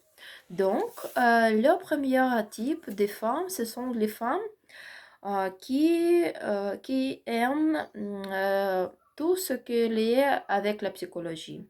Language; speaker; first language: French; non-native, learner; Ukrainian